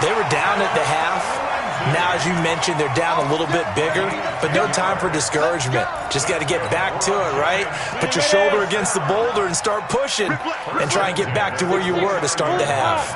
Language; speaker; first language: English; native; English